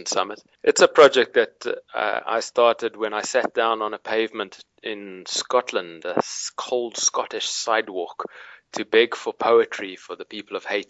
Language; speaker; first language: English; native; English